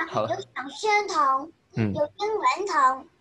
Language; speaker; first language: Chinese; early bilingual, other home language; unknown